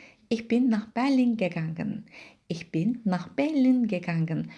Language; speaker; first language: German; non-native, fluent; Turkish